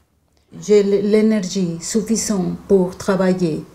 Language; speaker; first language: French; non-native, learner; Spanish